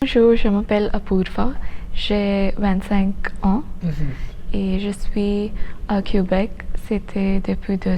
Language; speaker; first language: French; non-native, learner; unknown